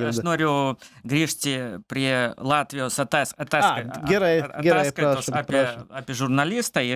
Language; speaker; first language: Lithuanian; non-native, learner; Belarusian